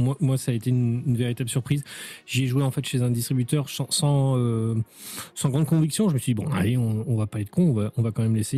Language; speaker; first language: French; native; French